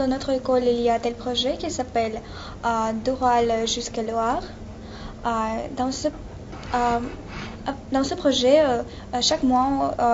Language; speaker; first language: French; non-native, learner; Russian